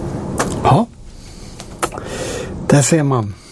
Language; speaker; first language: Swedish; native; Swedish